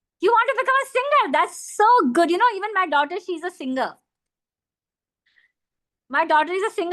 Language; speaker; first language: English; non-native, fluent; Hindi